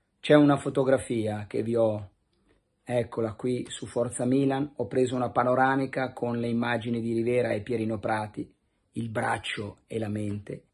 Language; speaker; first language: Italian; native; Italian